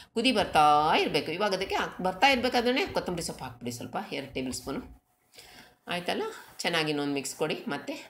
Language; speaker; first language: Kannada; non-native, local second language; Konkani